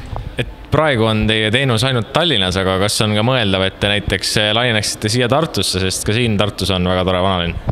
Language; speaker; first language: Estonian; native; Estonian